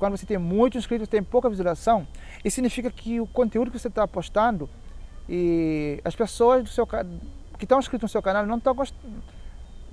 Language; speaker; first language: Portuguese; non-native, local second language; Kabuverdianu